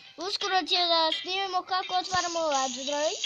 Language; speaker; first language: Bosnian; early bilingual, heritage; Bosnian